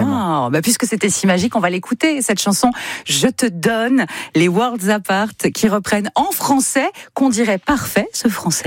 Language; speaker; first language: French; native; French